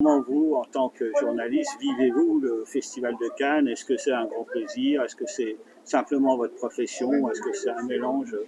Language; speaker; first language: French; native; French